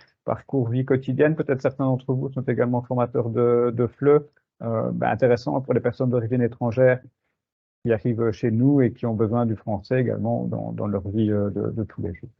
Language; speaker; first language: French; native; French